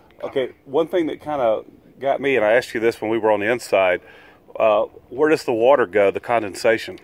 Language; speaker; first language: English; native; English